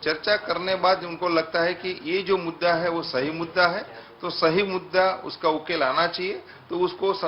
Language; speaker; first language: Hindi; non-native, local second language; Gujarati